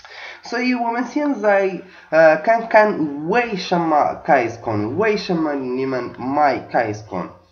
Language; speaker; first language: Chinese; non-native, learner; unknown